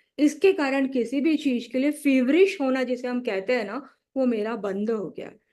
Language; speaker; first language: Hindi; non-native, local second language; Marathi